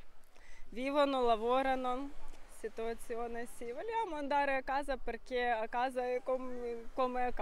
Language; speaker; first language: Italian; non-native, learner; Ukrainian